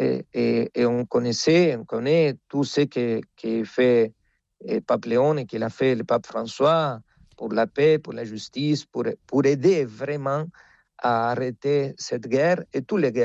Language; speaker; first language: French; non-native, fluent; Spanish